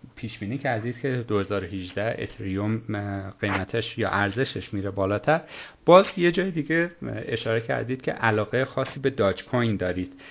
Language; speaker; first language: Persian; native; Persian